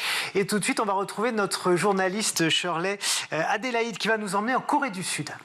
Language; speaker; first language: French; native; French